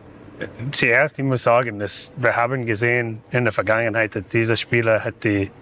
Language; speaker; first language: German; non-native, fluent; English